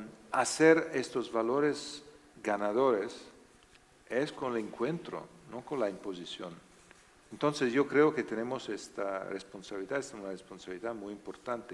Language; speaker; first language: Spanish; non-native, learner; Italian